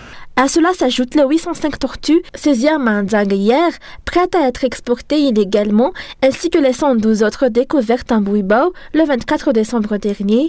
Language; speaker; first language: French; non-native, local second language; Malagasy